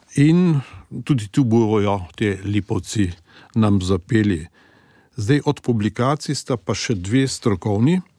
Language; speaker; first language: Slovenian; native; Slovenian